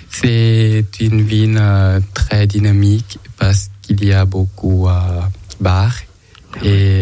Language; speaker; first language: French; non-native, learner; Thai